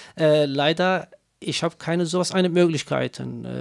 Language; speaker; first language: German; non-native, learner; Kurdish